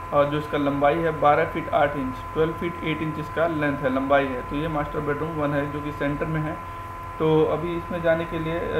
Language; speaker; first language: Hindi; native; Hindi